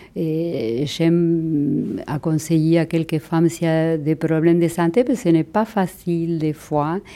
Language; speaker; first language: French; non-native, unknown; Spanish